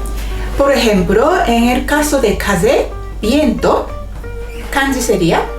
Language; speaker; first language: Spanish; non-native, fluent; Japanese